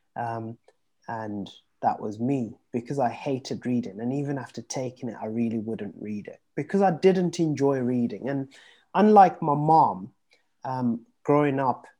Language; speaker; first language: English; early bilingual, other home language; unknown